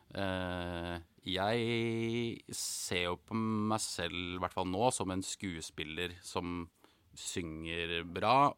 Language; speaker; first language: Norwegian; native; Norwegian